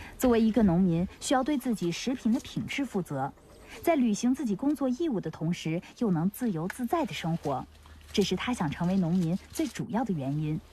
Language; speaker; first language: Chinese; native; Chinese